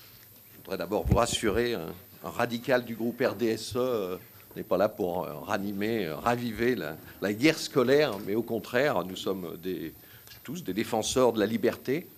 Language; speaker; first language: French; native; French